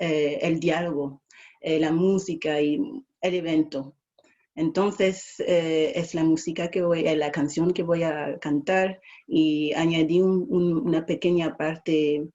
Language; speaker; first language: Spanish; non-native, fluent; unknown